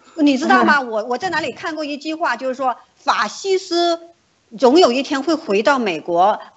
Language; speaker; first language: Chinese; native; Chinese